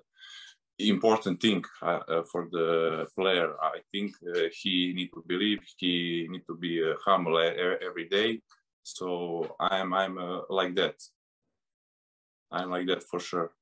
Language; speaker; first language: English; non-native, learner; Serbian